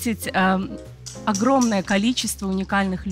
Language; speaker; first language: Russian; native; Russian